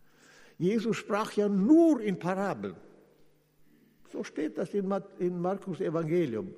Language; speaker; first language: German; non-native, fluent; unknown